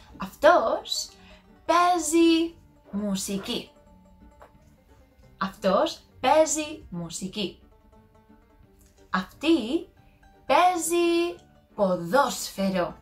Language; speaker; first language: Greek; non-native, learner; English